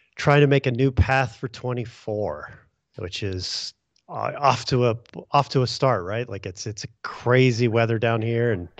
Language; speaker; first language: English; early bilingual, other home language; Hindi